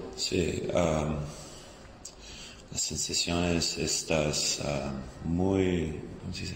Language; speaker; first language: Spanish; non-native, learner; English